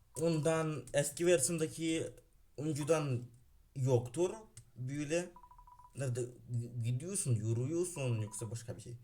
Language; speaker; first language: Turkish; non-native, learner; Ukrainian